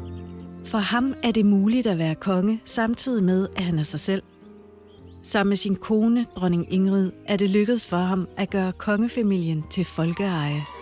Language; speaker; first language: Danish; native; Danish